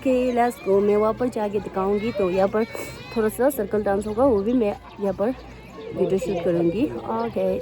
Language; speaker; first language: Hindi; non-native, local second language; Tibetan